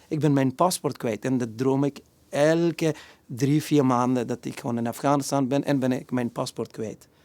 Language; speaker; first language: Dutch; non-native, fluent; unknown